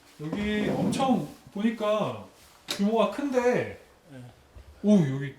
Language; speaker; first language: Korean; native; Korean